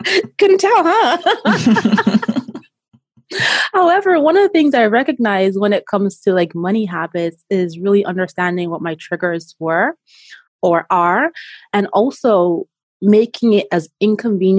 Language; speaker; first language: English; non-native, local second language; Yoruba